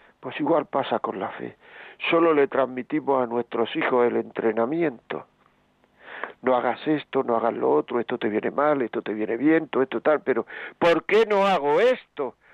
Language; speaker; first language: Spanish; native; Spanish